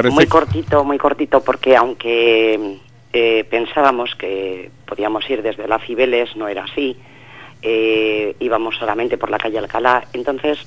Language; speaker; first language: Spanish; native; Spanish